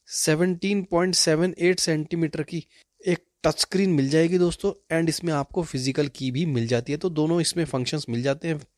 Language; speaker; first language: Hindi; native; Hindi